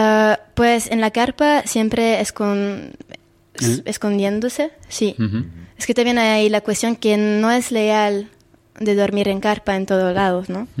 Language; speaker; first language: Spanish; non-native, fluent; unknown